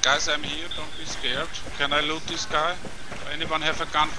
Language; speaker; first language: English; non-native, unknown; German